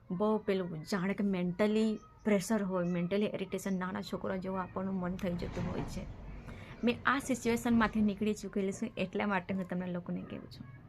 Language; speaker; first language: Gujarati; non-native, local second language; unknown